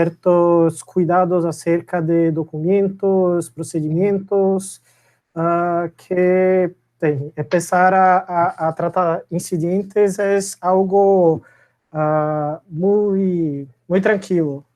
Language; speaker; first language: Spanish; non-native, learner; Portuguese